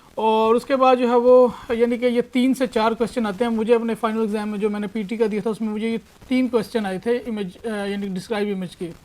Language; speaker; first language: Urdu; non-native, local second language; Punjabi